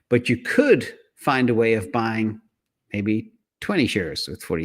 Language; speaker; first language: English; native; English